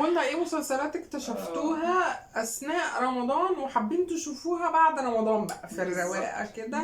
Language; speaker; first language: Arabic; native; Arabic